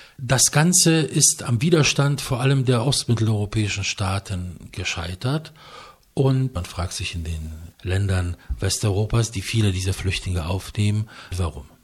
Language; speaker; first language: German; non-native, fluent; Polish